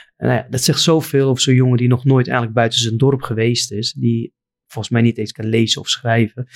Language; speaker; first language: Dutch; non-native, fluent; Arabic